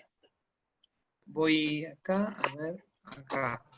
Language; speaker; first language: Spanish; native; Spanish